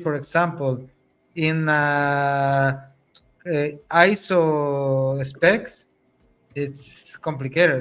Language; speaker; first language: English; non-native, learner; Spanish